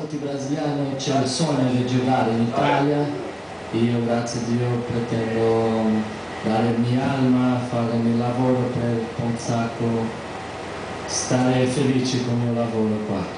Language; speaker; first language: Italian; non-native, learner; Portuguese